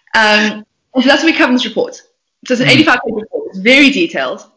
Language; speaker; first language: English; native; English